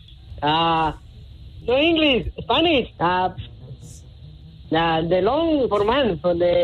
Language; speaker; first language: English; non-native, learner; Spanish